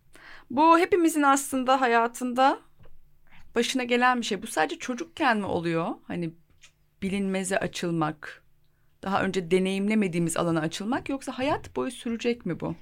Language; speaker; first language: Turkish; native; Turkish